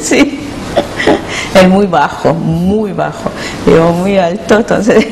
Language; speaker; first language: Spanish; non-native, learner; Korean